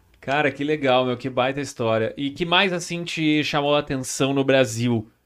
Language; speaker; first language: Portuguese; native; Portuguese